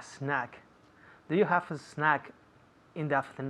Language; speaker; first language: English; non-native, learner; Spanish